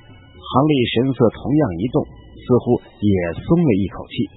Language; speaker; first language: Chinese; native; Chinese